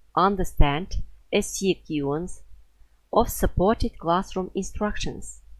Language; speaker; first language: English; non-native, fluent; Kazakh